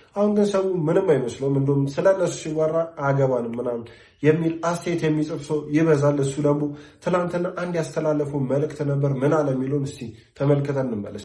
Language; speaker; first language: Amharic; native; Amharic